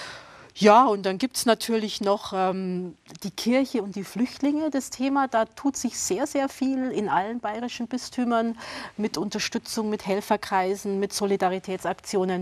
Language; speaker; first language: German; native; German